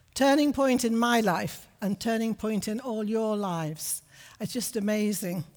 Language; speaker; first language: English; native; English